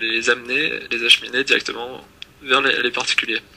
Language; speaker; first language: French; native; French